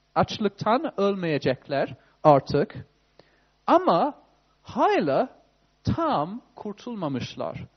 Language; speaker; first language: Turkish; non-native, fluent; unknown